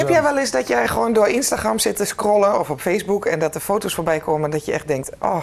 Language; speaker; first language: Dutch; native; Dutch